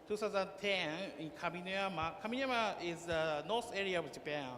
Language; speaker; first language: English; non-native, learner; Japanese